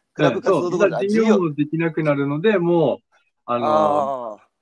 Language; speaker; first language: Japanese; native; Japanese